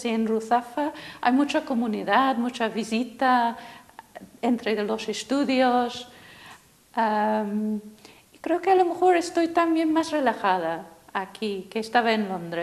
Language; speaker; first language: Spanish; non-native, fluent; English